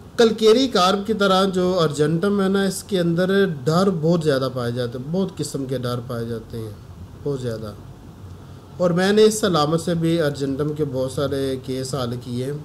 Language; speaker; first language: Urdu; non-native, local second language; Punjabi